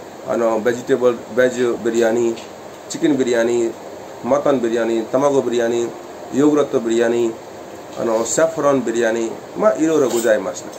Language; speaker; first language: Japanese; non-native, fluent; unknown